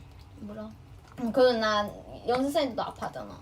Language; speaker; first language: Korean; non-native, fluent; Chinese